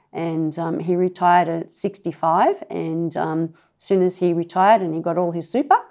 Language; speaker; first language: English; native; English